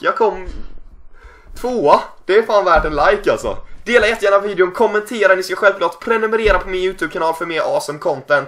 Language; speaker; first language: Swedish; native; Swedish